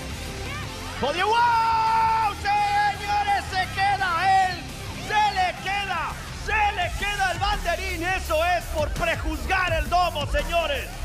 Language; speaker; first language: Spanish; native; Spanish